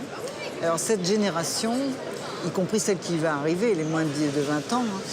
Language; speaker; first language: French; native; French